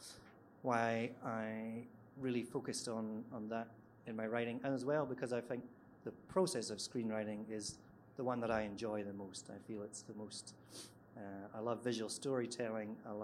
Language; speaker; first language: English; native; English